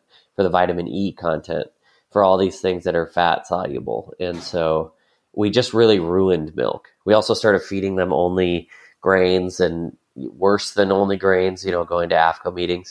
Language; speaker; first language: English; native; English